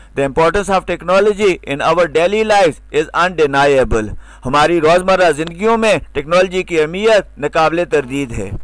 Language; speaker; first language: English; non-native, local second language; Urdu